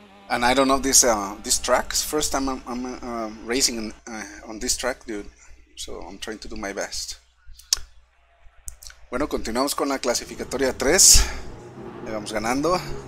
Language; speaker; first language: English; non-native, fluent; Spanish